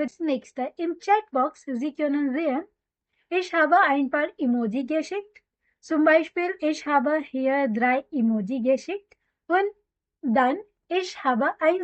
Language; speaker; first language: German; non-native, learner; Hindi